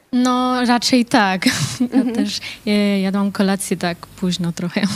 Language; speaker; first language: Polish; early bilingual, heritage; Polish